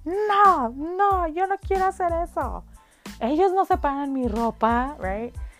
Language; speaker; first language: Spanish; early bilingual, heritage; Spanish